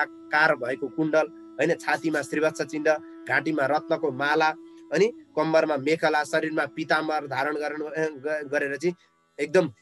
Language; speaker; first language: Nepali; native; Nepali